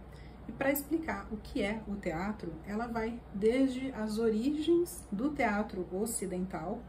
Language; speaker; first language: Portuguese; native; Portuguese